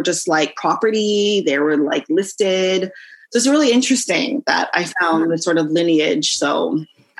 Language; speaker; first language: English; native; English